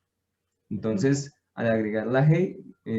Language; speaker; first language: Spanish; native; Spanish